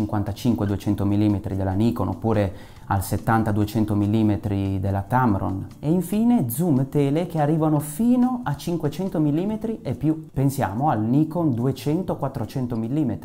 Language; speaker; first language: Italian; native; Italian